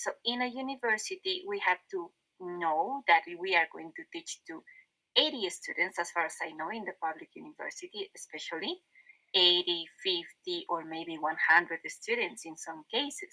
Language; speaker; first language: English; non-native, fluent; Spanish